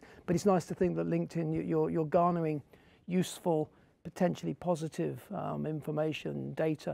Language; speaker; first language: English; native; English